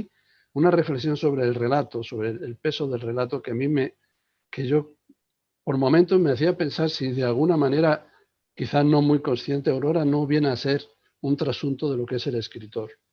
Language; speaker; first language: Spanish; native; Spanish